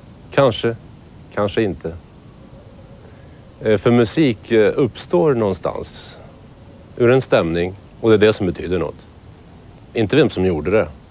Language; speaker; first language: Swedish; native; Swedish